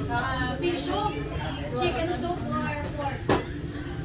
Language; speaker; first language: English; non-native, local second language; Hiligaynon